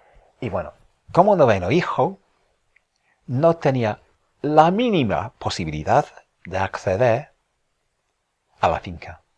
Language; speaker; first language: Spanish; non-native, fluent; English